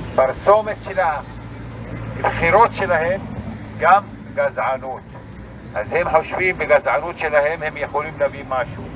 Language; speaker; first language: Hebrew; non-native, local second language; Arabic